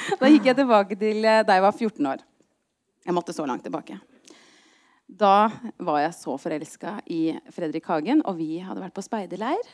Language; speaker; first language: Norwegian; native; Norwegian